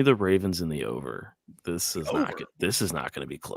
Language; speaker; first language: English; native; English